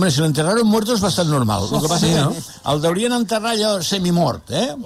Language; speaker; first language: Catalan; native; Catalan